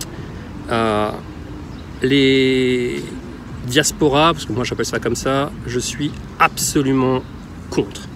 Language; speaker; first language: French; native; French